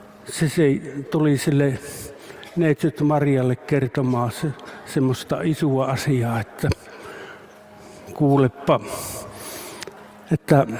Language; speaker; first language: Finnish; native; Finnish